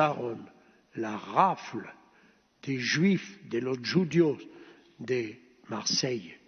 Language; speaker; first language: Spanish; early bilingual, heritage; Ladino